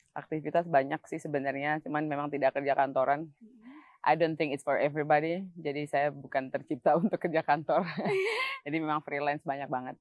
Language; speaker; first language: Indonesian; native; Indonesian